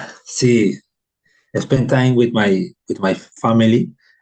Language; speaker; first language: English; non-native, learner; Spanish